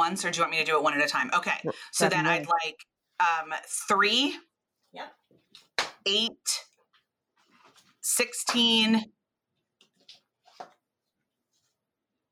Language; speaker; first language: English; native; English